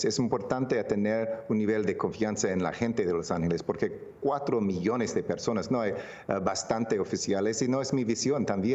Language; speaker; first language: Spanish; non-native, local second language; English